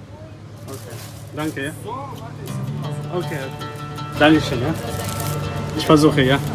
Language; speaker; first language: German; non-native, learner; Bangla